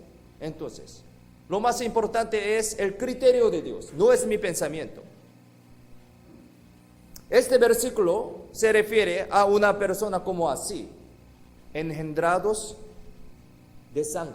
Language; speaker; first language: Spanish; non-native, fluent; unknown